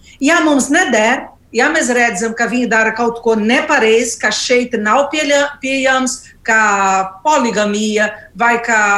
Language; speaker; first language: Latvian; non-native, learner; Portuguese